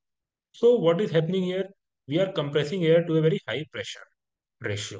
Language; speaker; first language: English; non-native, local second language; Hindi